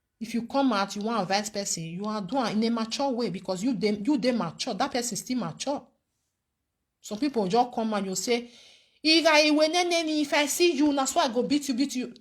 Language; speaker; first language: Nigerian Pidgin; non-native, local second language; Bini